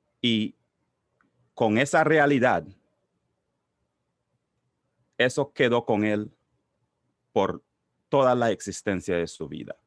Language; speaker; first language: Spanish; non-native, local second language; English